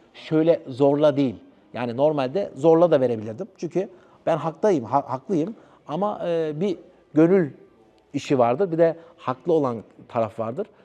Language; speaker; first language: Turkish; early bilingual, heritage; Turkish